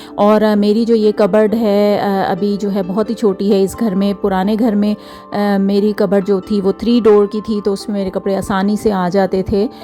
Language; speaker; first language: Urdu; native; Urdu